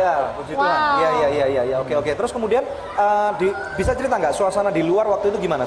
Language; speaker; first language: Indonesian; native; Indonesian